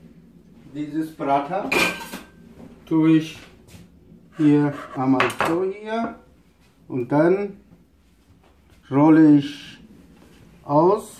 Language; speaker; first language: German; non-native, learner; Urdu